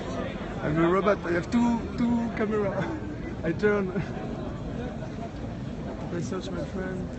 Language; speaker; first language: English; non-native, learner; French